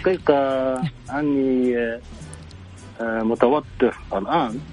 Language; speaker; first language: Arabic; non-native, fluent; Japanese